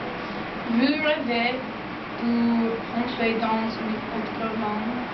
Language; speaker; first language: French; non-native, learner; English